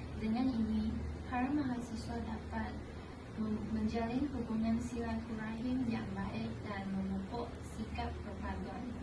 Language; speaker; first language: Malay; non-native, local second language; Chinese